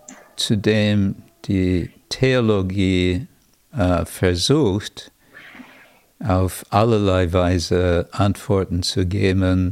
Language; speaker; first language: German; non-native, fluent; English